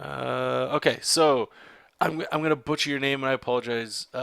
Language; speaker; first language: English; native; English